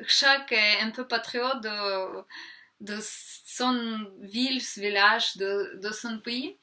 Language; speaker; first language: French; non-native, fluent; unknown